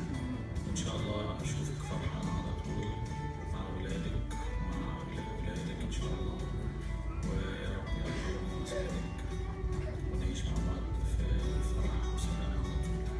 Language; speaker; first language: Arabic; native; Arabic